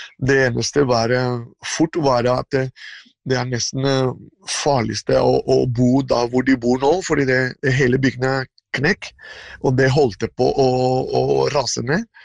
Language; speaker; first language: Norwegian; non-native, fluent; Spanish